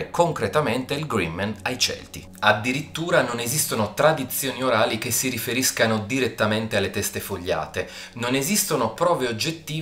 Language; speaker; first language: Italian; native; Italian